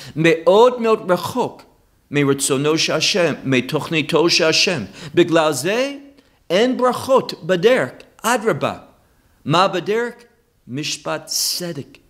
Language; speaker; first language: Hebrew; non-native, fluent; English